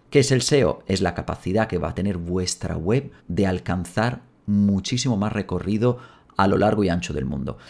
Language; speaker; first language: Spanish; native; Spanish